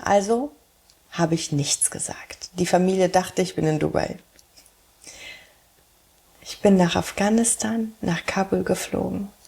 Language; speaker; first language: German; early bilingual, heritage; German